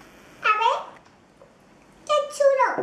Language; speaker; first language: Spanish; native; Spanish